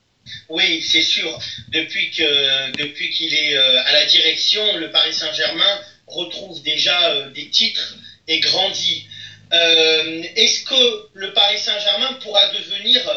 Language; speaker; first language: French; native; French